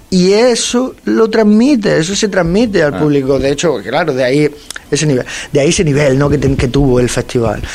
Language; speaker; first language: Spanish; native; Spanish